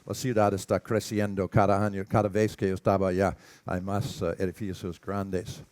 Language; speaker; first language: Spanish; non-native, learner; English